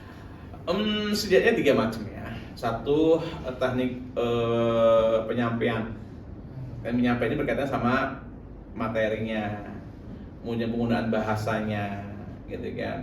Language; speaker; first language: Indonesian; native; Indonesian